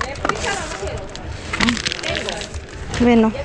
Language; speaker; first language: Spanish; non-native, learner; Filipino